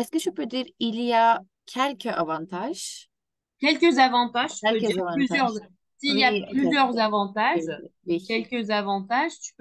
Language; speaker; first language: French; non-native, learner; Turkish